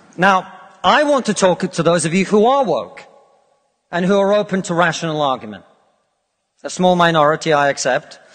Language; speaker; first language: English; non-native, fluent; Russian